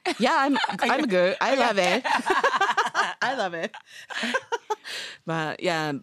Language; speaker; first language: English; non-native, learner; Japanese